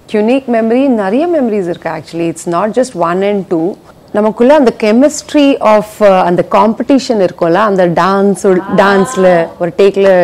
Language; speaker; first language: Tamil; non-native, fluent; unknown